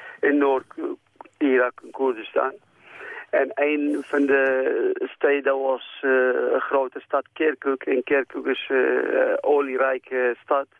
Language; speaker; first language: Dutch; non-native, fluent; Central Kurdish